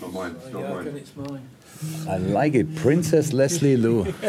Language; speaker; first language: English; non-native, fluent; German